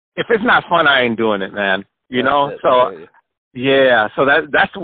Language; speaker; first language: English; early bilingual, other home language; Spanish